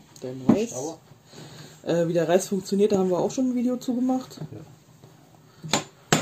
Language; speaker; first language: German; native; German